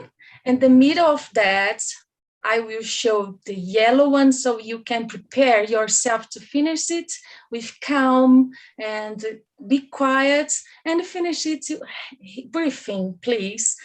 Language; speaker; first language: English; non-native, learner; Portuguese